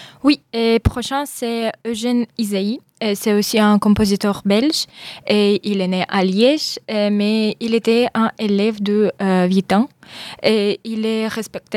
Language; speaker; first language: French; non-native, learner; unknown